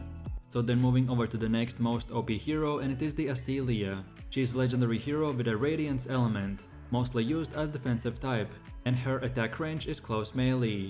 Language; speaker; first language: English; non-native, fluent; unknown